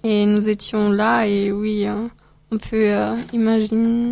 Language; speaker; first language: French; non-native, learner; German